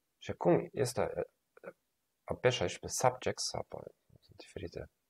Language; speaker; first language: Romanian; non-native, fluent; German